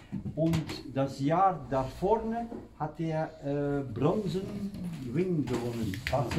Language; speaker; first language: German; non-native, learner; Dutch